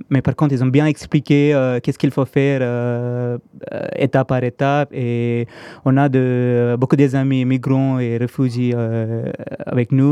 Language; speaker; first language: French; non-native, fluent; Tamil